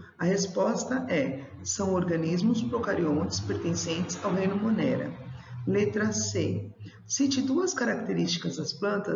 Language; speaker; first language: Portuguese; native; Portuguese